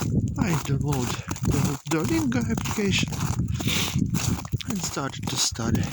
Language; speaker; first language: English; non-native, learner; Ukrainian